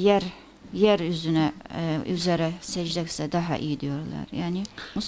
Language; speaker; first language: Turkish; non-native, fluent; Persian